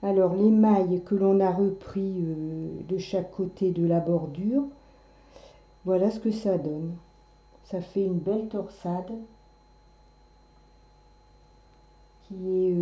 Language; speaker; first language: French; native; French